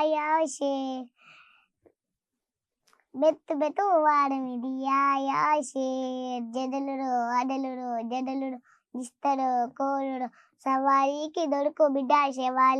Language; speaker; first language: Telugu; native; Telugu